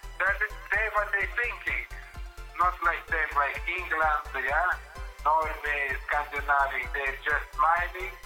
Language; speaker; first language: English; non-native, learner; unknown